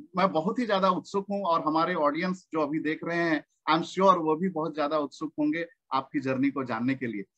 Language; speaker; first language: Hindi; native; Hindi